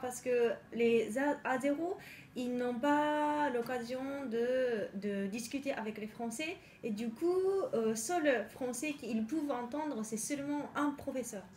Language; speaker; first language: French; non-native, learner; Japanese